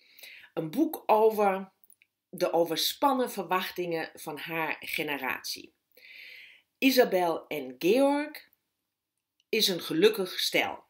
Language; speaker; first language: Dutch; non-native, fluent; German